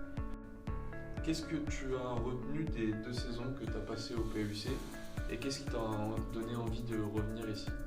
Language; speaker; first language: French; native; French